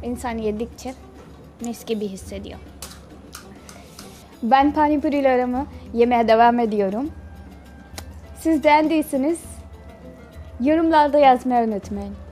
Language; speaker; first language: Turkish; non-native, learner; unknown